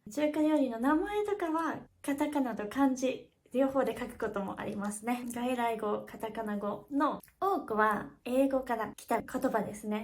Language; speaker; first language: Japanese; native; Japanese